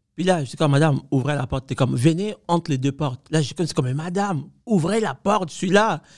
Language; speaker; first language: French; non-native, fluent; Spanish